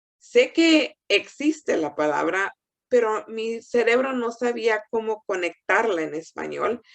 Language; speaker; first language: Spanish; early bilingual, heritage; Spanish